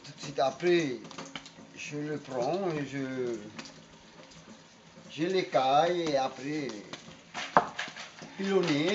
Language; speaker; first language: French; non-native, local second language; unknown